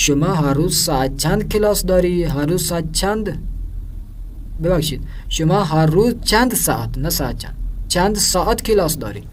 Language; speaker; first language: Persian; non-native, fluent; Urdu